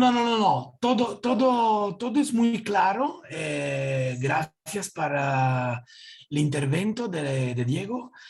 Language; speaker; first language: Spanish; non-native, learner; Italian